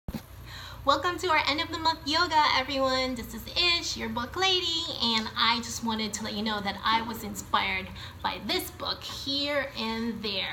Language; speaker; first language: English; native; English